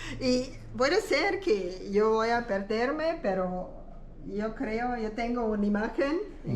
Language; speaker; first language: Spanish; non-native, learner; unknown